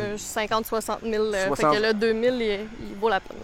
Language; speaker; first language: French; native; French